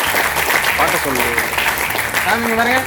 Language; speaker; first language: Tamil; native; Tamil